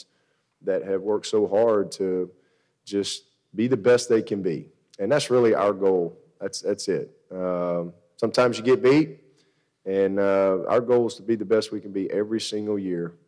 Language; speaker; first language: English; native; English